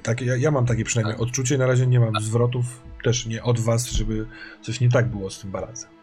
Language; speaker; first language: Polish; native; Polish